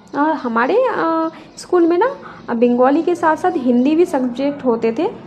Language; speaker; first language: Hindi; non-native, local second language; Bangla